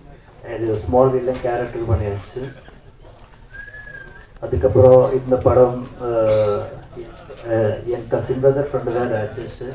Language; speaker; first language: Tamil; non-native, learner; Malayalam